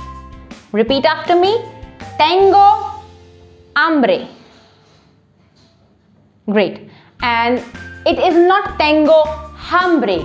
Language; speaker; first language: Spanish; non-native, fluent; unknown